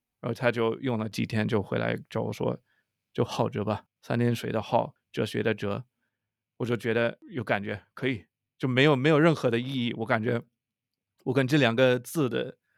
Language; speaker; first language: Chinese; non-native, fluent; English